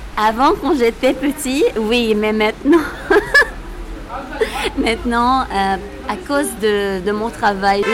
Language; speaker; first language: French; non-native, local second language; Arabic